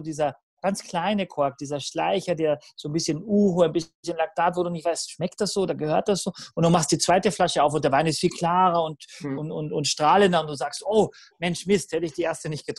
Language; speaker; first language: German; native; German